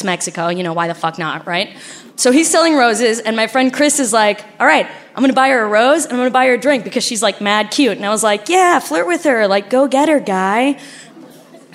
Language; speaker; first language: English; non-native, fluent; Spanish